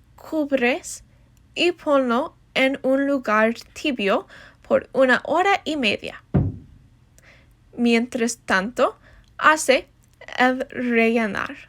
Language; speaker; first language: Spanish; non-native, learner; English